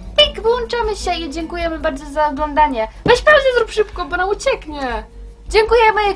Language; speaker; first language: Polish; native; Polish